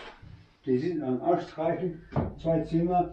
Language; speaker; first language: German; non-native, fluent; Bosnian